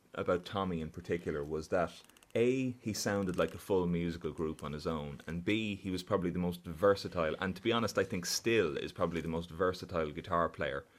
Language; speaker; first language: English; native; English